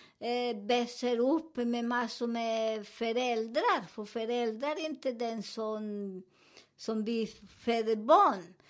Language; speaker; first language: Swedish; non-native, fluent; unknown